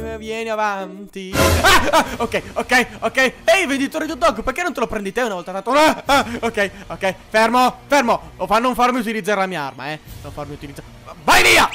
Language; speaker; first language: Italian; native; Italian